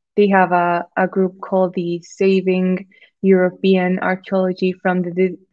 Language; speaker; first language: English; non-native, fluent; Spanish